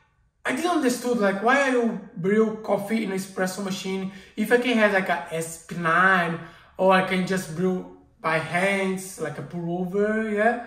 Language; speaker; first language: English; non-native, learner; Portuguese